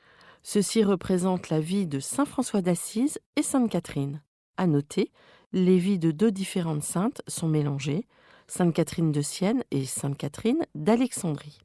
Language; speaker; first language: French; native; French